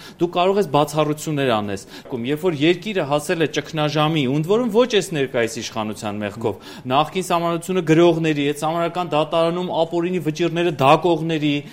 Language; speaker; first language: Armenian; native; Armenian